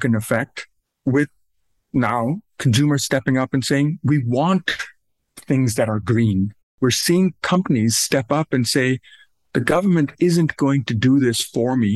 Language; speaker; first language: English; non-native, local second language; Urdu